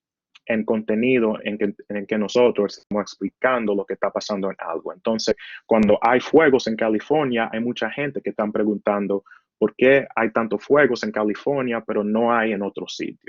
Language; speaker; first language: Spanish; early bilingual, heritage; Spanish